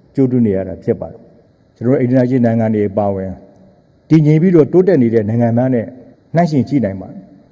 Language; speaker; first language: Burmese; native; Burmese